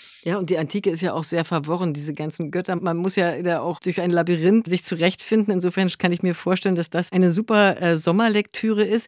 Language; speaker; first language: German; native; German